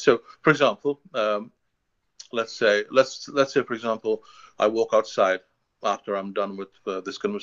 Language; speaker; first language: English; non-native, local second language; Hindi